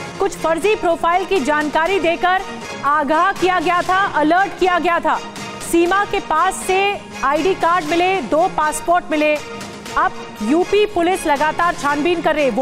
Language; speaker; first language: Hindi; native; Hindi